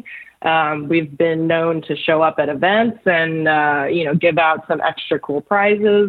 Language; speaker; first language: English; native; English